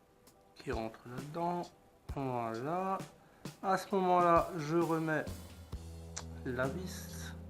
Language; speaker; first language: French; native; French